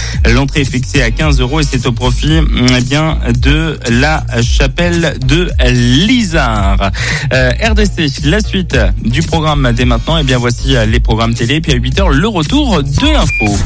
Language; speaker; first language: French; native; French